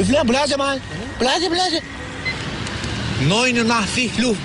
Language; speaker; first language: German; non-native, learner; Turkish